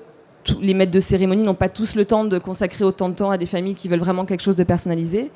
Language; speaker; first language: French; native; French